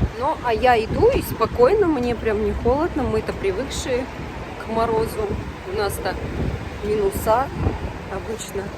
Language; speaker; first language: Russian; non-native, local second language; Tatar